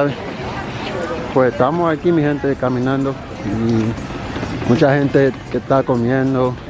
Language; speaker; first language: Spanish; non-native, learner; Haitian Creole